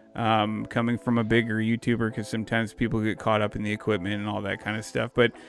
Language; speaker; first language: English; native; English